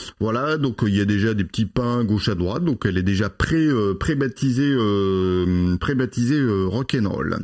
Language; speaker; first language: French; native; French